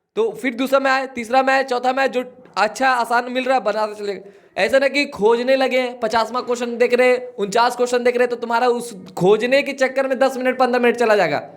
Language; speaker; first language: Hindi; native; Hindi